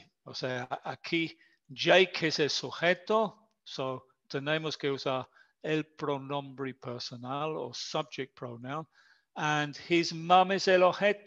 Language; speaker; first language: Spanish; non-native, fluent; English